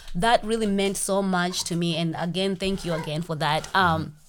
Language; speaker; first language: English; non-native, local second language; Shona